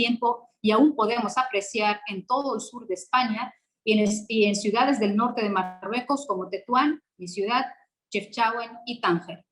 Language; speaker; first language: Spanish; non-native, fluent; Arabic